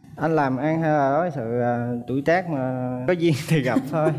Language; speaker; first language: Vietnamese; native; Vietnamese